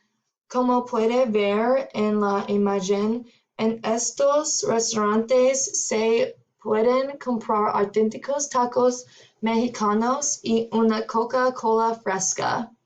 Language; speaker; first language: Spanish; non-native, learner; English